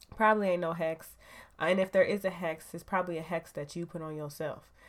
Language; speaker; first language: English; native; English